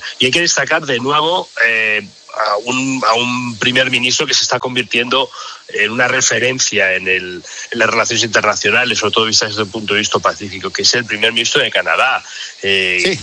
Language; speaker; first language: Spanish; native; Spanish